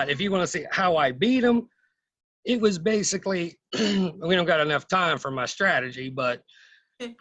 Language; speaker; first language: English; native; English